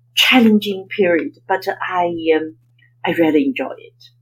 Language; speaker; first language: English; non-native, fluent; Chinese